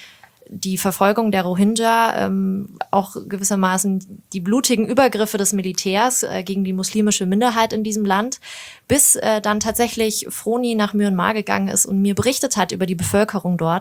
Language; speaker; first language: German; native; German